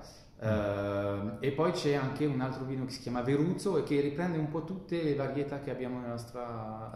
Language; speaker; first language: Italian; non-native, fluent; French